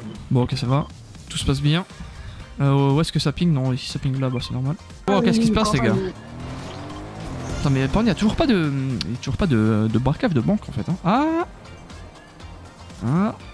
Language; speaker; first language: French; native; French